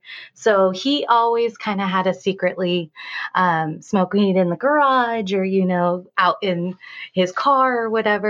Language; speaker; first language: English; native; English